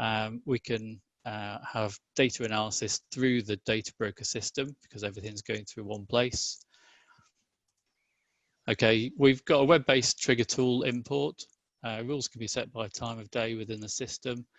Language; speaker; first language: English; native; English